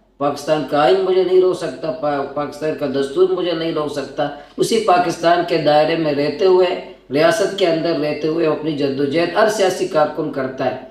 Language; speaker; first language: Urdu; non-native, local second language; Baluchi